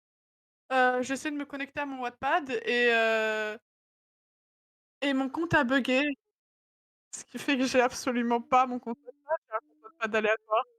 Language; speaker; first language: French; native; French